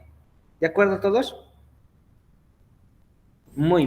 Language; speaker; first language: Spanish; native; Spanish